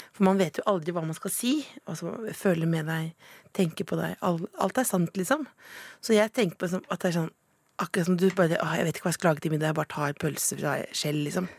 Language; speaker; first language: Norwegian; native; Norwegian